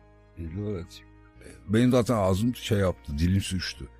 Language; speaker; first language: Turkish; native; Turkish